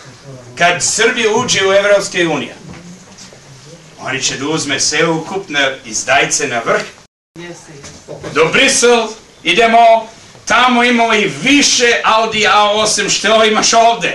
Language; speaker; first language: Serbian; early bilingual, heritage; Serbian